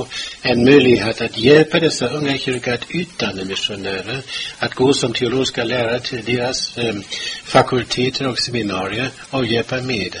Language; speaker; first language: Swedish; non-native, fluent; German